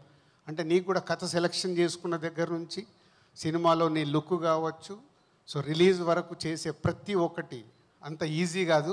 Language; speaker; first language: Telugu; native; Telugu